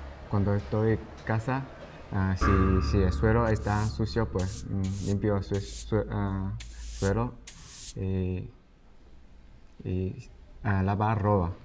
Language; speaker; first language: Spanish; non-native, learner; Chinese